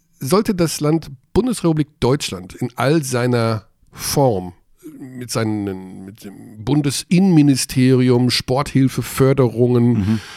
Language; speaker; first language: German; native; German